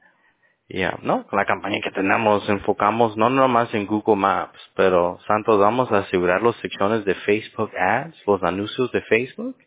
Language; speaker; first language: Spanish; early bilingual, heritage; Spanish